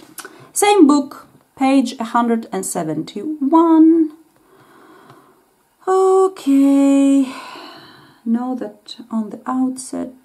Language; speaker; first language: English; non-native, fluent; Greek